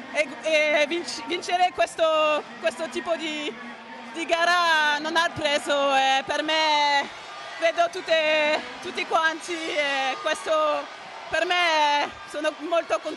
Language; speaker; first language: Italian; non-native, learner; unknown